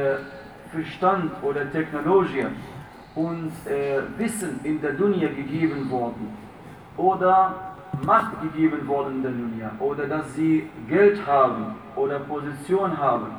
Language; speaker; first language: German; non-native, fluent; Arabic